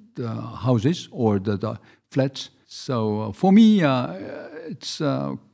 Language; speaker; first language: English; non-native, fluent; Korean